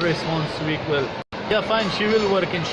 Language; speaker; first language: English; non-native, fluent; Pashto